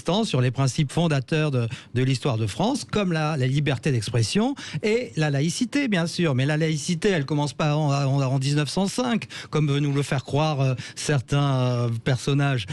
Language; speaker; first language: French; native; French